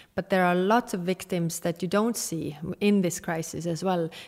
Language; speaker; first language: English; non-native, fluent; Estonian